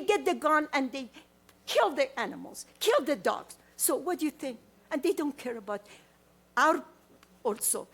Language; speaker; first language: English; non-native, learner; Persian